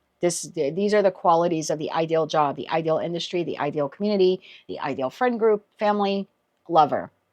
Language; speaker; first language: English; native; English